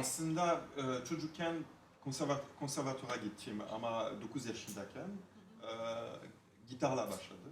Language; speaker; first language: Turkish; non-native, fluent; French